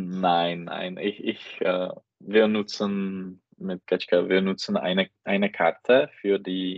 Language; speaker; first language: German; non-native, learner; Czech